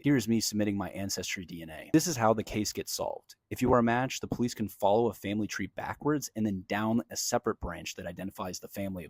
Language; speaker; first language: English; native; English